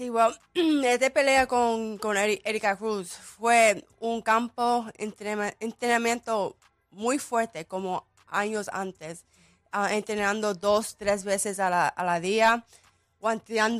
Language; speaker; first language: Spanish; early bilingual, heritage; Spanish